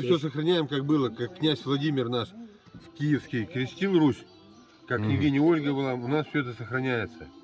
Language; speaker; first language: Russian; native; Russian